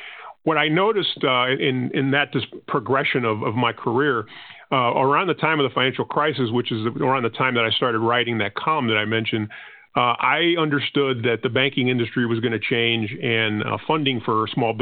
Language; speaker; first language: English; non-native, fluent; Spanish